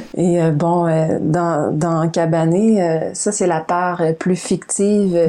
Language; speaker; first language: French; native; French